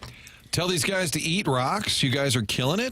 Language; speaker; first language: English; native; English